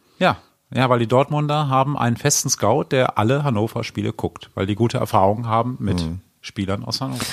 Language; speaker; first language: German; native; German